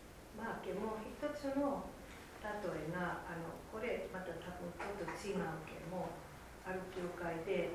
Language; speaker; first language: Japanese; non-native, fluent; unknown